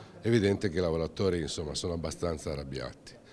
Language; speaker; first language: Italian; native; Italian